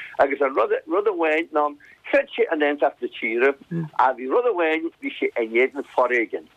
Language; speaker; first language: Irish; native; Irish